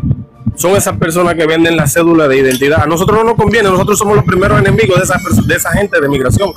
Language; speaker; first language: Spanish; native; Spanish